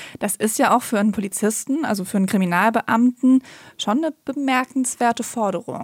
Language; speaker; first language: German; native; German